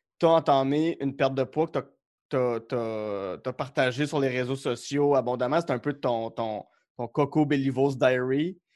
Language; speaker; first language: French; native; French